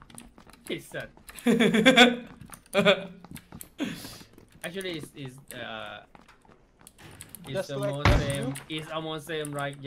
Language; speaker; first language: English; non-native, learner; Thai